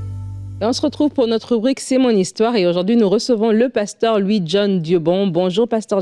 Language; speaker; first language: French; native; French